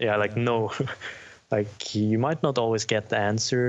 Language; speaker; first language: English; non-native, fluent; Norwegian